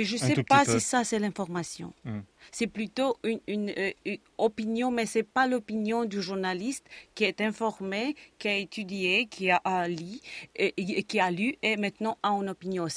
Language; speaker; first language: French; non-native, fluent; Romanian